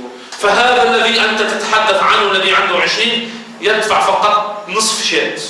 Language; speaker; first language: Arabic; native; Arabic